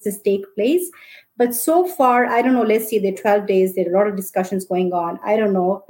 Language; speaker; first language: English; non-native, local second language; Urdu